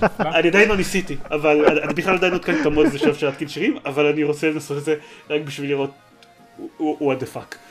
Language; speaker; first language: Hebrew; native; Hebrew